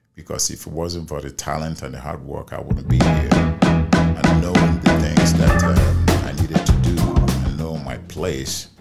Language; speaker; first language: English; non-native, local second language; Igbo